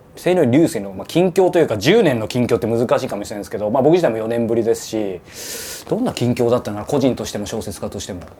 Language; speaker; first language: Japanese; native; Japanese